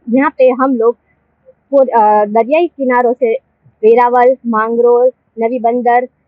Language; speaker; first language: Hindi; non-native, local second language; Gujarati